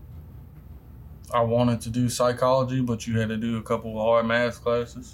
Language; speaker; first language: English; native; English